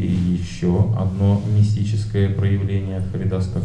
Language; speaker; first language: Russian; native; Russian